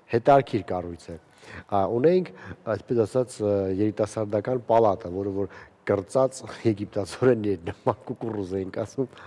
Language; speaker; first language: Armenian; native; Armenian